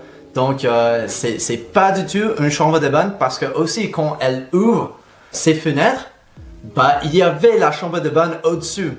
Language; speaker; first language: French; non-native, fluent; English